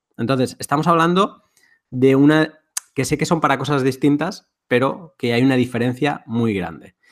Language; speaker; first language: Spanish; native; Spanish